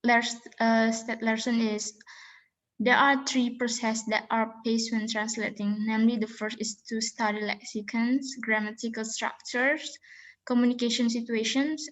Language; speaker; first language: English; non-native, learner; Indonesian